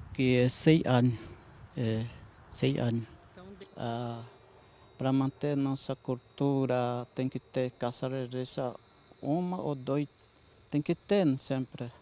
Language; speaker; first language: Portuguese; non-native, local second language; Guarani